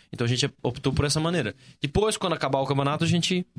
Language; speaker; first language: Portuguese; native; Portuguese